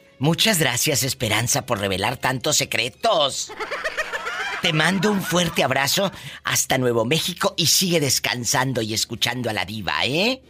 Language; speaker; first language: Spanish; native; Spanish